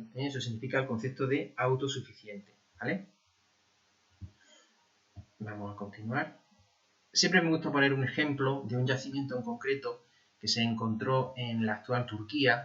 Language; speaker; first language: Spanish; native; Spanish